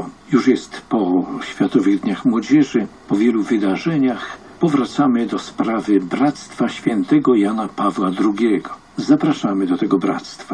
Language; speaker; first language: Polish; native; Polish